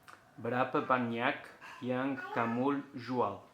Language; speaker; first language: Indonesian; non-native, learner; Portuguese